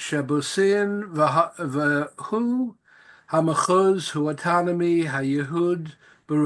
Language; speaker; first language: Hebrew; non-native, learner; English